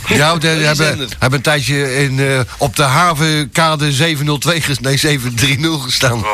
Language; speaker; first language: Dutch; native; Dutch